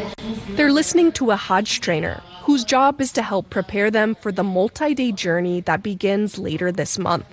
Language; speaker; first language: English; native; English